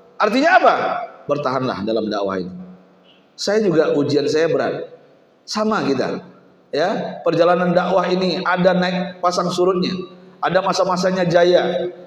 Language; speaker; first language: Indonesian; native; Indonesian